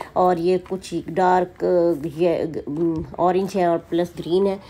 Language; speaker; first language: Urdu; native; Urdu